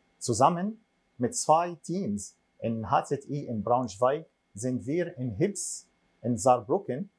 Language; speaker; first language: German; non-native, fluent; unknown